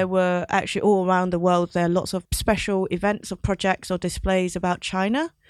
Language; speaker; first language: English; non-native, local second language; Cantonese